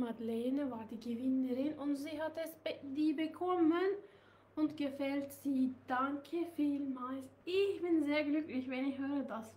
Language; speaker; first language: German; non-native, learner; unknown